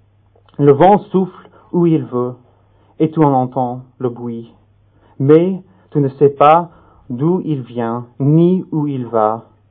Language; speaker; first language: French; non-native, fluent; English